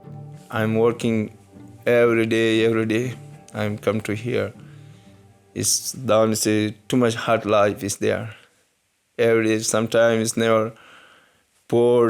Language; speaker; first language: English; non-native, learner; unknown